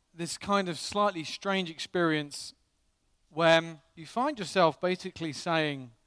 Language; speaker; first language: English; native; English